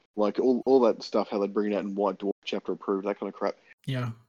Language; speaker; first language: English; native; English